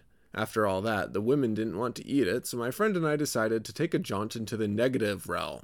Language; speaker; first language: English; native; English